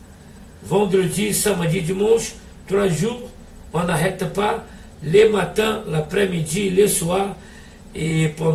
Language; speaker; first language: French; non-native, learner; Portuguese